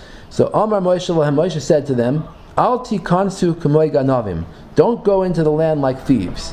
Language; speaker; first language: English; native; English